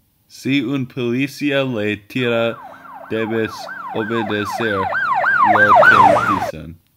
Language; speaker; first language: Spanish; non-native, learner; English